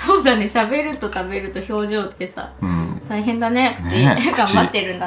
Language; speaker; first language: Japanese; native; Japanese